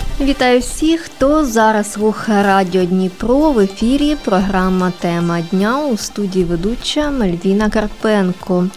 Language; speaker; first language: Ukrainian; native; Ukrainian